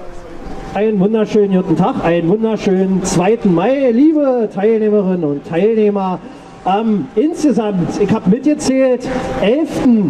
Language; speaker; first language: German; native; German